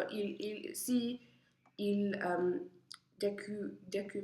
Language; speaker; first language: French; non-native, learner; English